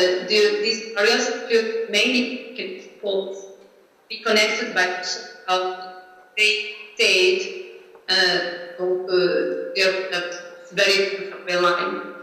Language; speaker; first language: English; non-native, learner; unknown